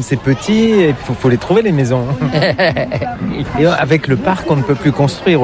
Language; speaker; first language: French; native; French